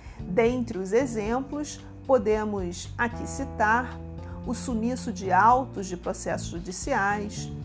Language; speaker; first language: Portuguese; native; Portuguese